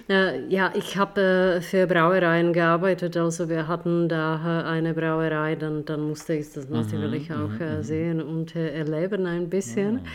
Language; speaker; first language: German; non-native, fluent; Czech